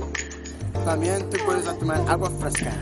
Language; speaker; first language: Spanish; non-native, learner; English